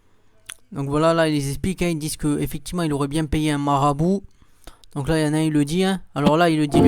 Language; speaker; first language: French; native; French